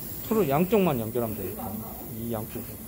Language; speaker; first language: Korean; native; Korean